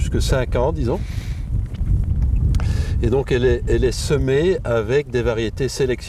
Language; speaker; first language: French; native; French